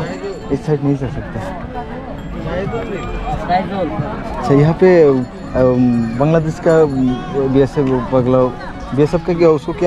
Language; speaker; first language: Hindi; non-native, local second language; Assamese